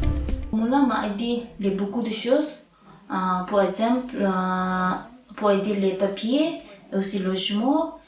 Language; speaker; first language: French; non-native, learner; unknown